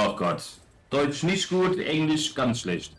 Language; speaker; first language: German; native; German